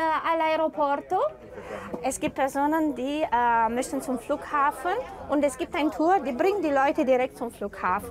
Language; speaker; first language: German; non-native, fluent; Romanian